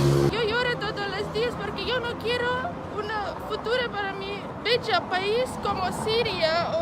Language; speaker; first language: Spanish; non-native, learner; Ukrainian